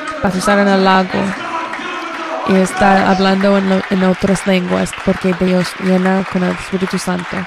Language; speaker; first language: Spanish; non-native, learner; English